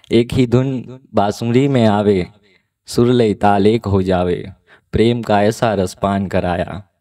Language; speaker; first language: Hindi; non-native, local second language; Gujarati